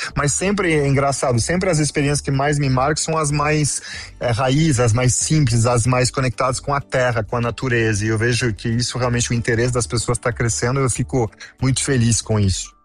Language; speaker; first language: Portuguese; non-native, fluent; French